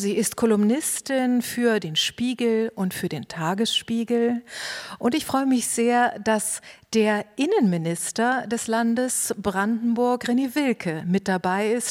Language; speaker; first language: German; native; German